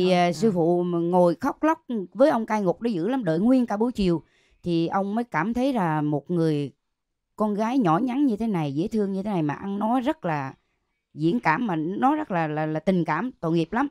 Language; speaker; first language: Vietnamese; native; Vietnamese